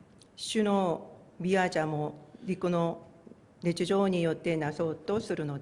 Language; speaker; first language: Japanese; non-native, fluent; Korean